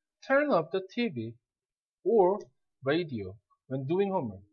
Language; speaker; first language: English; non-native, fluent; Korean